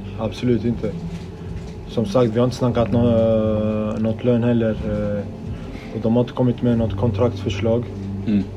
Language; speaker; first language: Swedish; early bilingual, other home language; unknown